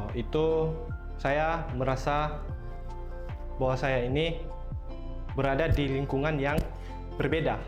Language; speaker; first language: Indonesian; non-native, local second language; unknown